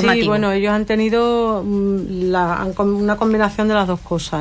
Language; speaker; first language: Spanish; native; Spanish